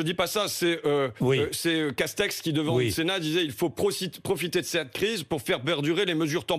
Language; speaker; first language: French; native; French